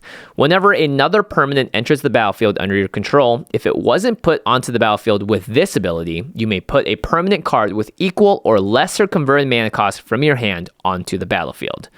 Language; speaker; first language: English; native; English